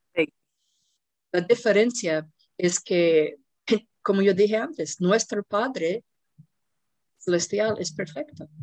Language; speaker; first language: Spanish; non-native, fluent; English